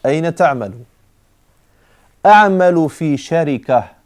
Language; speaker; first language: Arabic; non-native, fluent; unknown